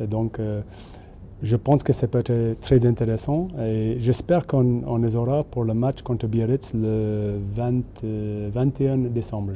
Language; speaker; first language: French; non-native, fluent; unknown